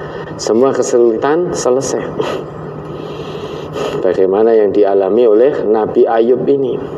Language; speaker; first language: Indonesian; non-native, local second language; Javanese